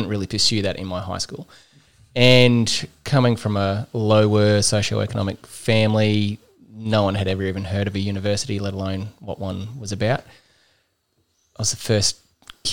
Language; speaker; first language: English; native; English